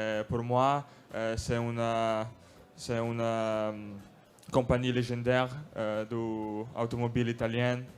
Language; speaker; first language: French; non-native, learner; Russian